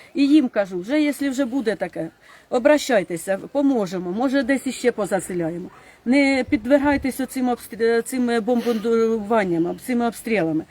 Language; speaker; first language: Ukrainian; native; Ukrainian